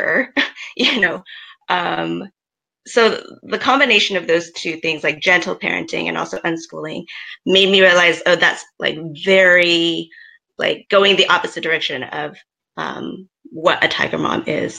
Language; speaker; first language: English; native; English